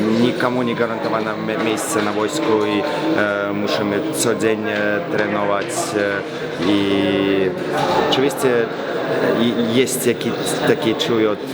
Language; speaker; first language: Polish; non-native, learner; Belarusian